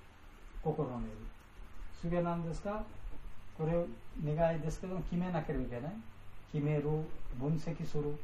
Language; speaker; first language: Japanese; non-native, learner; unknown